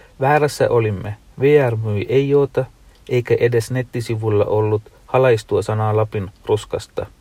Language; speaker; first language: Finnish; non-native, fluent; Tamil